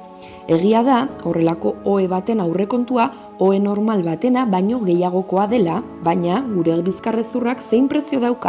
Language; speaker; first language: Basque; native; Basque